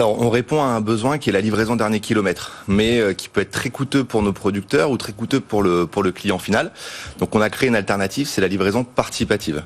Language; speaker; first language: French; native; French